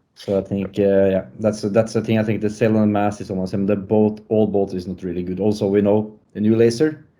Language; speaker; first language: English; non-native, fluent; Norwegian